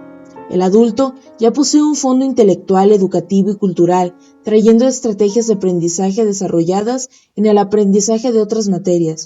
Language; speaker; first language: Spanish; native; Spanish